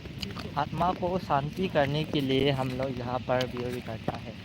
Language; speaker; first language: Hindi; non-native, local second language; Thado Chin